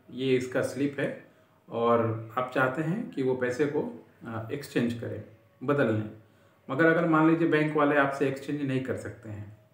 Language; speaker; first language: Hindi; native; Hindi